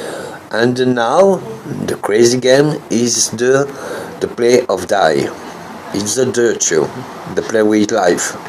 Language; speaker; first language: English; non-native, learner; French